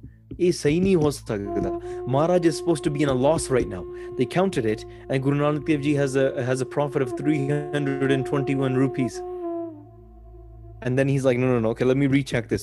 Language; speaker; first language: English; early bilingual, other home language; Punjabi